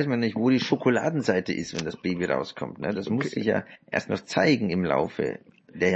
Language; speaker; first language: German; native; German